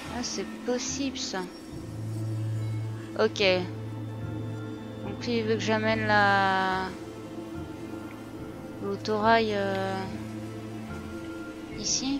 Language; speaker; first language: French; native; French